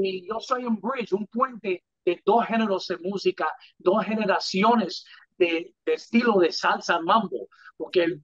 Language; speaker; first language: Spanish; early bilingual, heritage; English